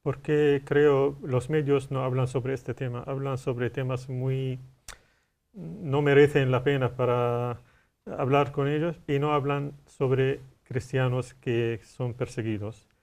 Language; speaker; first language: Spanish; non-native, learner; Arabic